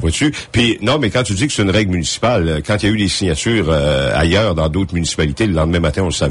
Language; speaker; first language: French; native; French